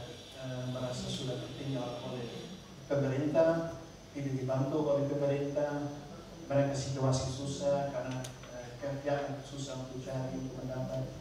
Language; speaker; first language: Indonesian; non-native, fluent; Dutch